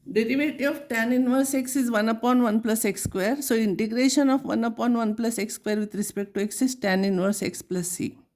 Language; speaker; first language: English; non-native, local second language; Marathi